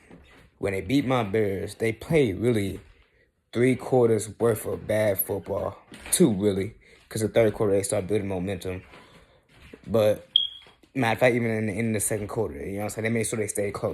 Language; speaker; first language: English; native; English